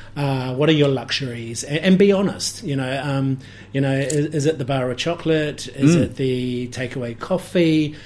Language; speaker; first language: English; native; English